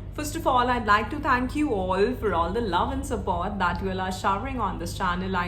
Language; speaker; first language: English; non-native, local second language; Hindi